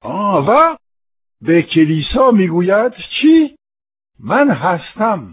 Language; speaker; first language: Persian; non-native, fluent; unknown